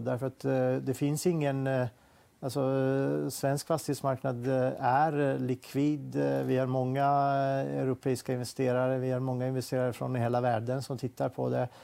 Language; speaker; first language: Swedish; non-native, fluent; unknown